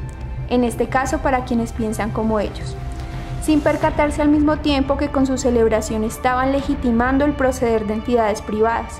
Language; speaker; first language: Spanish; native; Spanish